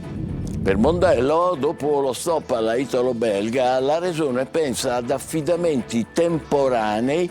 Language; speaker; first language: Italian; native; Italian